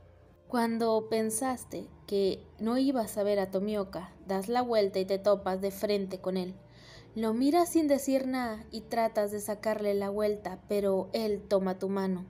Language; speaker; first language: Spanish; native; Spanish